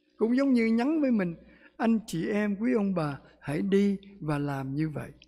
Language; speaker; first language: Vietnamese; native; Vietnamese